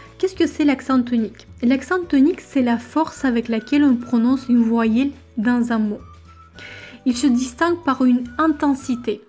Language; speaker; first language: French; non-native, fluent; Russian